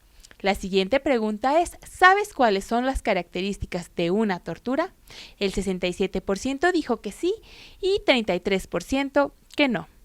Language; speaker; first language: Spanish; native; Spanish